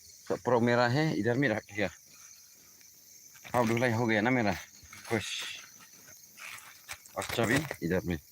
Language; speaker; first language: Hindi; non-native, local second language; Khasi